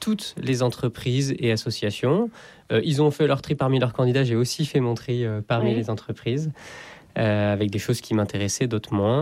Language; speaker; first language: French; native; French